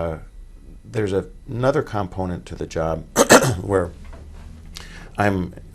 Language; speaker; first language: English; native; English